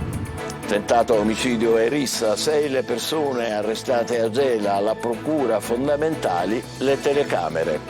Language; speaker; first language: Italian; native; Italian